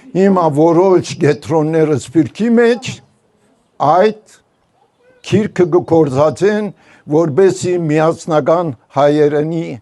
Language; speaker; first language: Armenian; non-native, local second language; Turkish